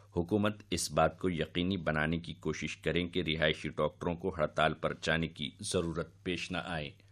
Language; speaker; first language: Urdu; native; Urdu